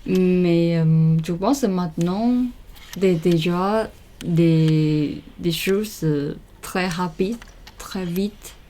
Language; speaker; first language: French; non-native, learner; Chinese